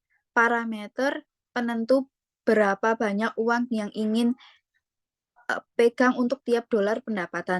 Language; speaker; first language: Indonesian; native; Indonesian